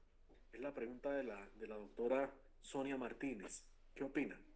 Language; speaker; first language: Spanish; native; Spanish